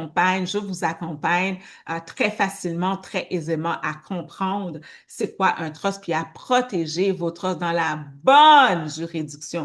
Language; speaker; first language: French; native; French